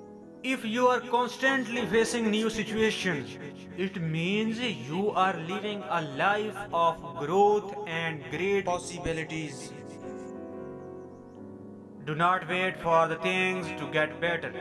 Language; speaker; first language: English; non-native, local second language; Urdu